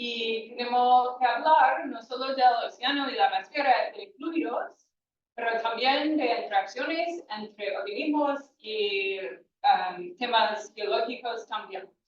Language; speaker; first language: Spanish; non-native, fluent; English